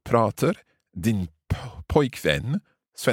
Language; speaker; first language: Swedish; non-native, learner; English